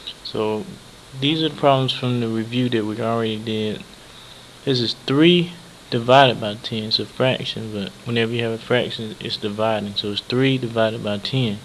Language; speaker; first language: English; native; English